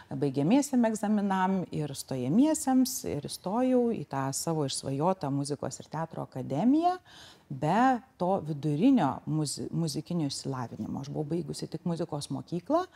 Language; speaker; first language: Lithuanian; native; Lithuanian